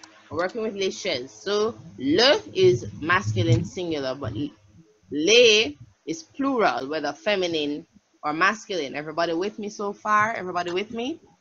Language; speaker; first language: English; native; English